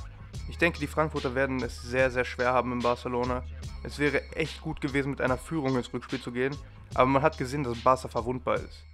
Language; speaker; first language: German; native; German